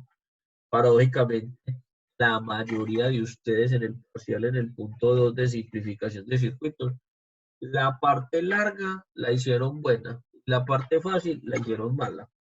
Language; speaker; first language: Spanish; native; Spanish